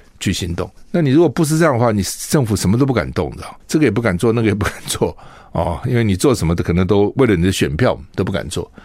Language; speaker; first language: Chinese; native; Chinese